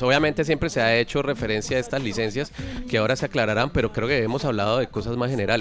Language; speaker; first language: Spanish; native; Spanish